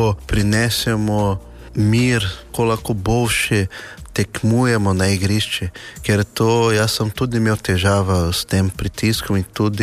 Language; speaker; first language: Slovenian; non-native, learner; Portuguese